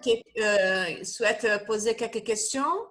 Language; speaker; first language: French; non-native, fluent; Portuguese